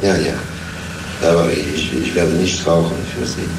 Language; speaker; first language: German; non-native, fluent; French